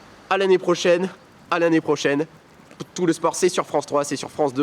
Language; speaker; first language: French; native; French